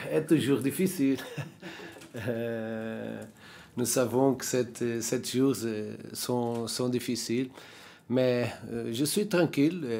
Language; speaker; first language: French; non-native, learner; Portuguese